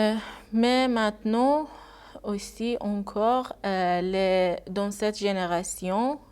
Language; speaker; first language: French; non-native, learner; Persian